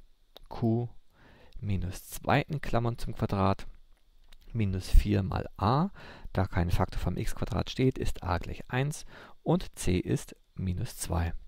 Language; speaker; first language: German; native; German